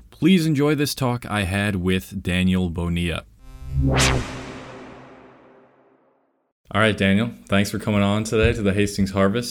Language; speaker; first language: English; native; English